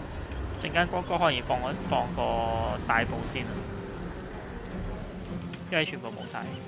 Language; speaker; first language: Chinese; native; Chinese